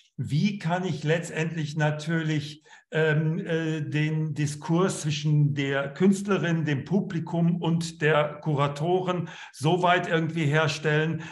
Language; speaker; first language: German; native; German